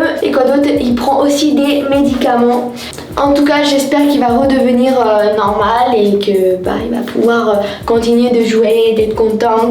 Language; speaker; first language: French; native; French